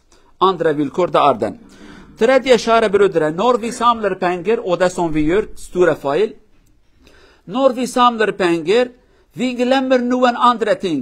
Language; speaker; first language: Swedish; non-native, learner; Kurdish